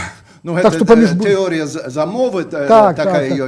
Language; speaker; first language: Belarusian; non-native, fluent; English